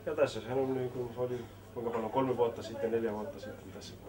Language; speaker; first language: Finnish; early bilingual, heritage; Finnish